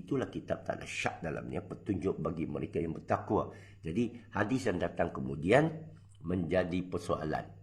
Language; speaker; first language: Malay; non-native, local second language; Chinese